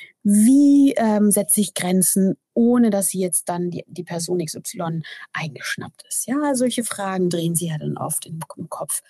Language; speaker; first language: German; native; German